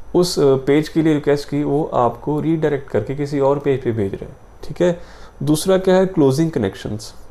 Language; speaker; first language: Hindi; non-native, local second language; Punjabi